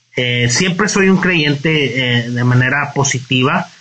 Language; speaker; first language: Spanish; native; Spanish